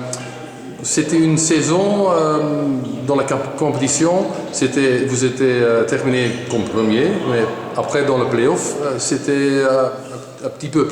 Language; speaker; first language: French; non-native, local second language; Dutch